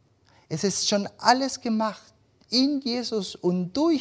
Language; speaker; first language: German; early bilingual, other home language; Spanish